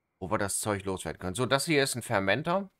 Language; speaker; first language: German; native; German